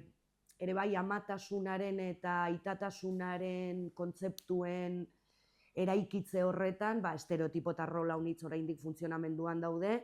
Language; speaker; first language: Basque; native; Basque